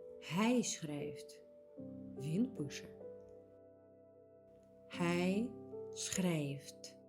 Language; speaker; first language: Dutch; non-native, fluent; Ukrainian